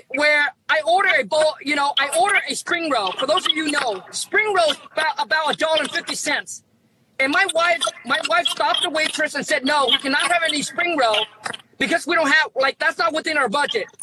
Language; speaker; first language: English; early bilingual, other home language; Vietnamese